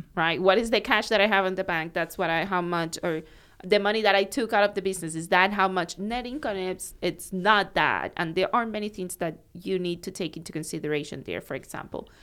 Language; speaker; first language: English; non-native, fluent; Spanish